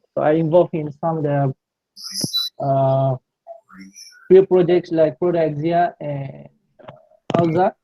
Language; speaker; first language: English; non-native, local second language; Malay